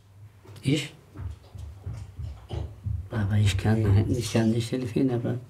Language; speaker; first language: German; non-native, learner; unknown